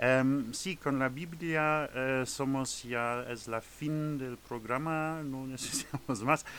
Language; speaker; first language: Spanish; non-native, fluent; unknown